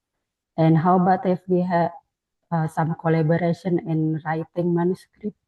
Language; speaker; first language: English; non-native, fluent; Indonesian